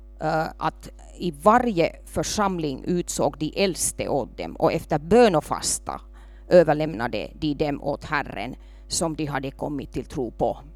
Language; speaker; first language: Swedish; non-native, local second language; Finnish